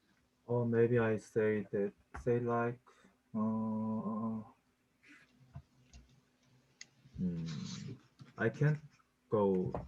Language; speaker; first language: English; non-native, learner; Korean